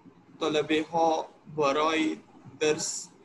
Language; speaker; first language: Persian; non-native, learner; Urdu